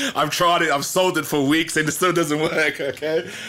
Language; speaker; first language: English; native; English